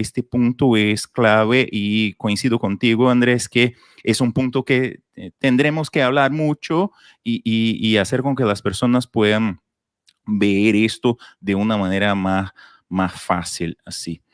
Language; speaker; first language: Spanish; non-native, fluent; Portuguese